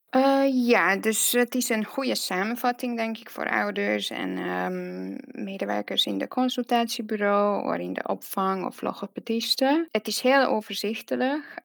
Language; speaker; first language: Dutch; non-native, fluent; Hungarian